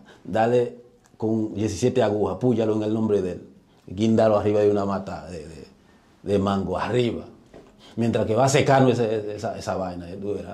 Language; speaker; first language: Spanish; native; Spanish